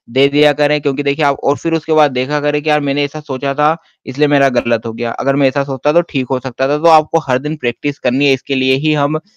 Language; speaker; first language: Hindi; native; Hindi